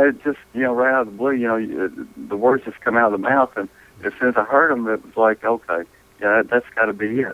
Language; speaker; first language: English; native; English